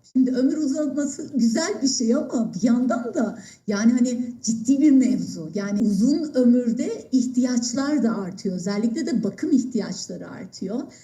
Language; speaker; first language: Turkish; native; Turkish